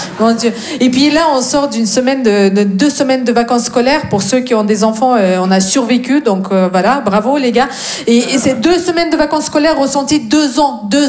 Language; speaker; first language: French; non-native, fluent; Russian